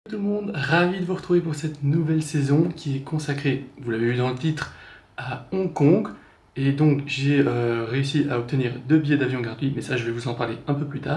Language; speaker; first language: French; native; French